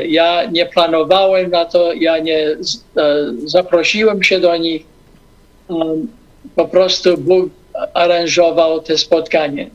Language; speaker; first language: Polish; non-native, fluent; English